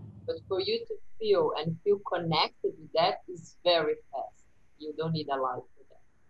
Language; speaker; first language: English; non-native, fluent; Portuguese